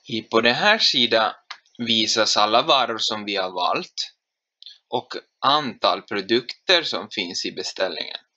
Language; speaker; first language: Swedish; non-native, fluent; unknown